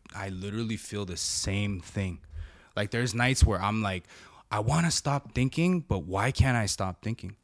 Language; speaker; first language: English; native; English